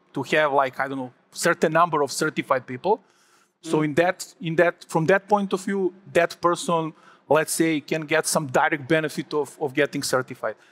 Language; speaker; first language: English; non-native, fluent; Serbian